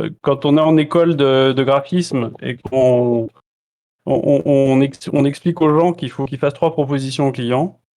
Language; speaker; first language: French; native; French